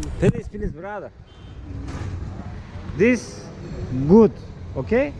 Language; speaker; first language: English; non-native, learner; Turkish